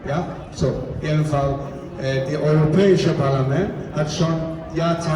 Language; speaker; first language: German; non-native, fluent; Cantonese